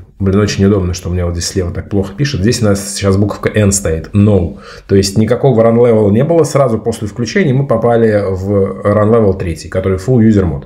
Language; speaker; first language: Russian; native; Russian